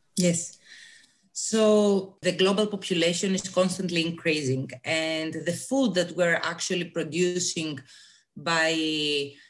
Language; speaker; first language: English; non-native, fluent; Greek